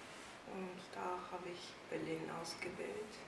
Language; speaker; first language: German; non-native, fluent; Japanese